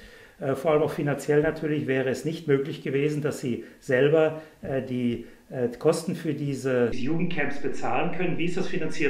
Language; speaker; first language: German; native; German